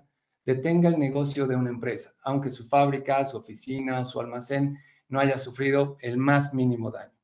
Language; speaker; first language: Spanish; native; Spanish